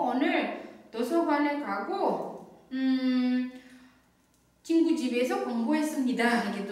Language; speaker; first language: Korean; non-native, fluent; Indonesian